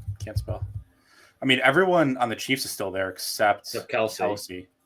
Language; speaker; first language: English; native; English